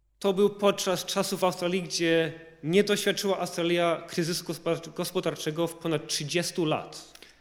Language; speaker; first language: Polish; early bilingual, heritage; Polish